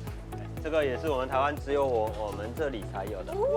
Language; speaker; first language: Chinese; native; Chinese